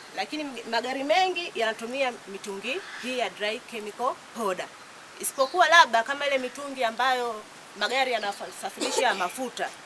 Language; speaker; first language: Swahili; native; Swahili